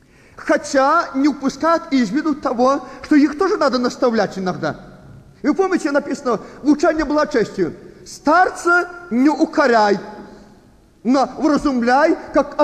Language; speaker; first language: Russian; native; Russian